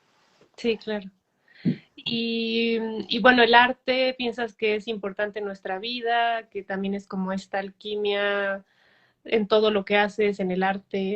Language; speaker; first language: Spanish; native; Spanish